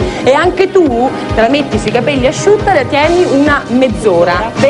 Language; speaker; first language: Italian; native; Italian